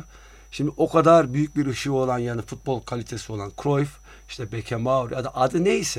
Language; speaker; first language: Turkish; native; Turkish